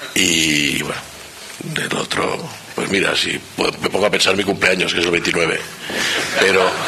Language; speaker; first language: Spanish; non-native, local second language; Catalan